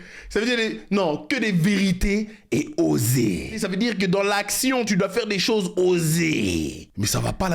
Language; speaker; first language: French; native; French